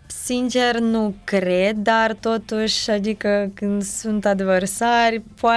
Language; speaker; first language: Romanian; non-native, fluent; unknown